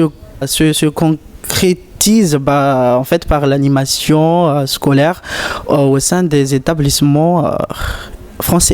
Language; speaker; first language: French; native; French